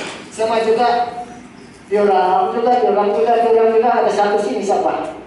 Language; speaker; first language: Malay; native; Malay